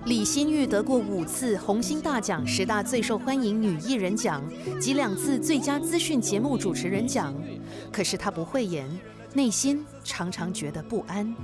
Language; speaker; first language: Chinese; native; Chinese